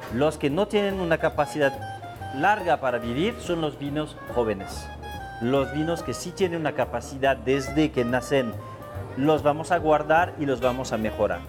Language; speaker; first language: Spanish; non-native, fluent; French